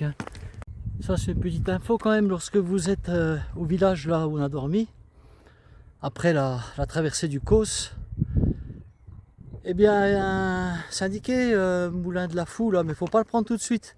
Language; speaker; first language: French; native; French